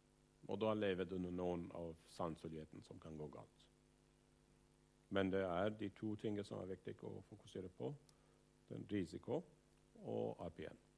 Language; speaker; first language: Norwegian; non-native, fluent; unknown